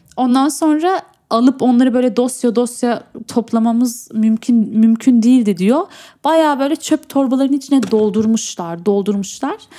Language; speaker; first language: Turkish; native; Turkish